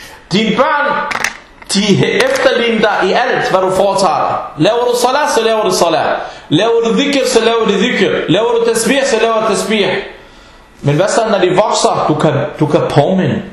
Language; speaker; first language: Danish; non-native, fluent; Arabic